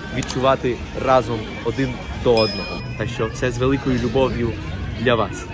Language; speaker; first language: Ukrainian; non-native, fluent; Spanish